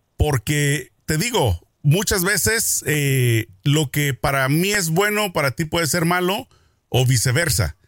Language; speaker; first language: Spanish; native; Spanish